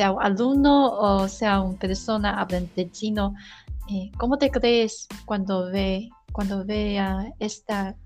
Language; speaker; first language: Spanish; non-native, learner; Chinese